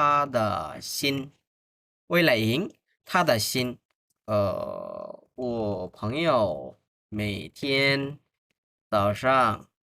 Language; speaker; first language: Chinese; non-native, fluent; Bangla